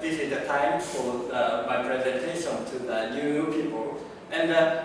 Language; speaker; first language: English; non-native, learner; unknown